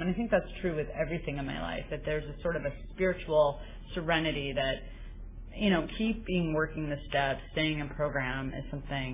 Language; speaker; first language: English; native; English